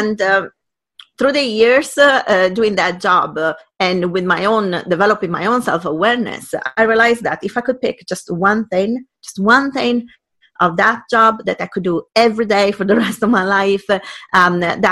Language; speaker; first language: English; non-native, fluent; Italian